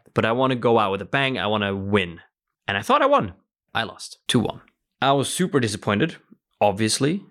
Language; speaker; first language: English; early bilingual, other home language; Norwegian